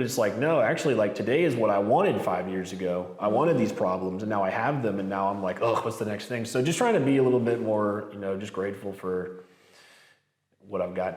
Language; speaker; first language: English; native; English